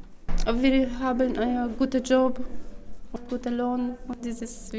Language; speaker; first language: German; non-native, learner; Romanian